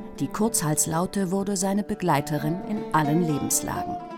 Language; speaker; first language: German; native; German